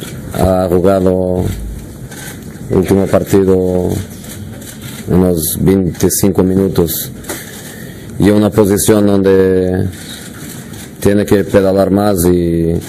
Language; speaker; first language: Spanish; non-native, fluent; Portuguese